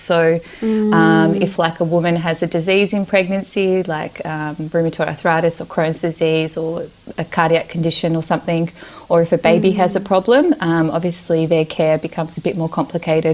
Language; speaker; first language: English; early bilingual, other home language; Romanian